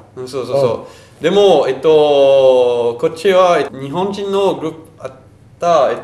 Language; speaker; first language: Japanese; non-native, learner; French